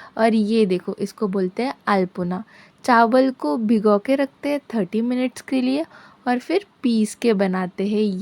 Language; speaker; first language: Hindi; non-native, local second language; Bangla